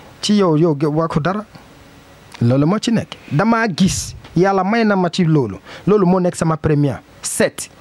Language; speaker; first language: Wolof; non-native, learner; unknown